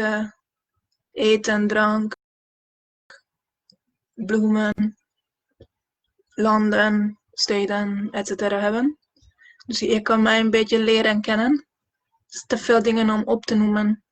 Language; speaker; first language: Dutch; non-native, fluent; Hungarian